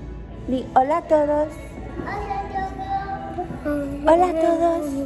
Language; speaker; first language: Spanish; early bilingual, heritage; English